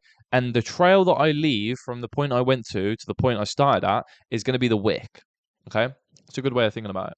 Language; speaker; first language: English; native; English